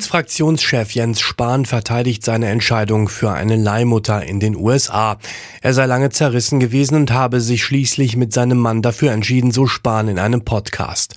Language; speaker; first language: German; native; German